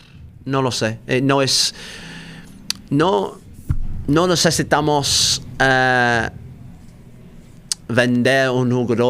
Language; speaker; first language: Spanish; non-native, learner; English